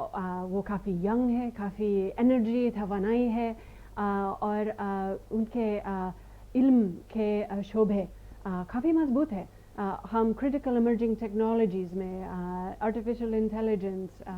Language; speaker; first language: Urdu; non-native, fluent; English